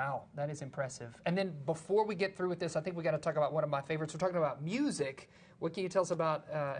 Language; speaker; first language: English; native; English